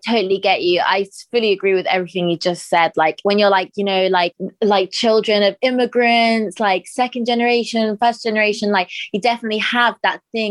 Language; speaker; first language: English; native; English